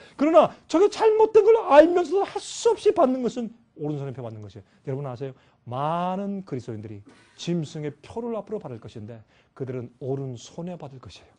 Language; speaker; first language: Korean; native; Korean